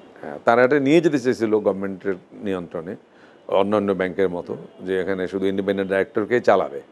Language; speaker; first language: Bangla; native; Bangla